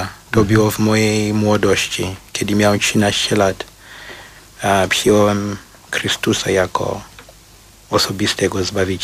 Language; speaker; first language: Polish; non-native, fluent; Shona